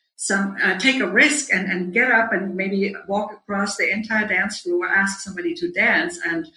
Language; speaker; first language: English; non-native, fluent; German